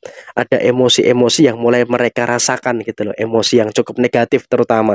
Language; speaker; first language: Indonesian; native; Indonesian